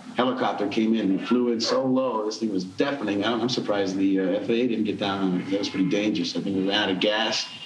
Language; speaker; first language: English; non-native, fluent; Dutch